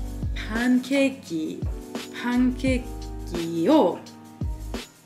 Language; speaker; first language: Japanese; non-native, learner; English